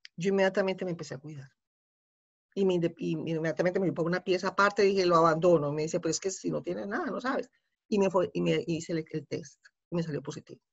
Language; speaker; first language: Spanish; native; Spanish